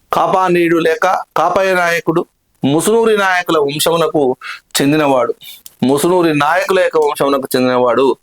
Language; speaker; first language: Telugu; native; Telugu